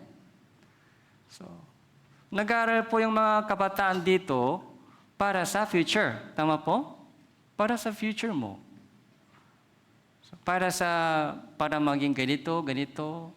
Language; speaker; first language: Filipino; non-native, fluent; Korean